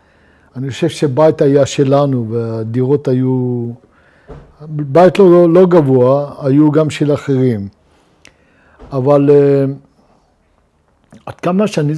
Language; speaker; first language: Hebrew; non-native, fluent; Luxembourgish